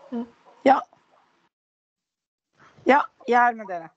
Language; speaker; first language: Norwegian; non-native, fluent; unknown